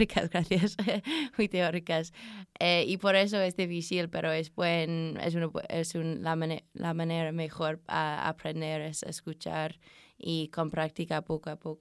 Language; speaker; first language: Spanish; non-native, learner; English